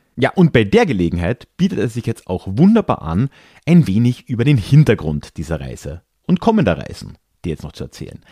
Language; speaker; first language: German; native; German